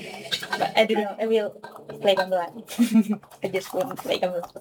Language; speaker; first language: English; non-native, learner; Indonesian